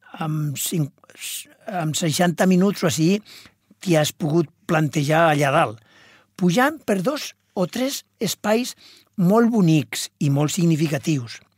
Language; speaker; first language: Catalan; non-native, local second language; Spanish